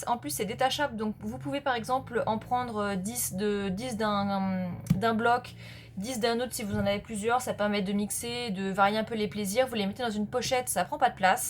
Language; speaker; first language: French; native; French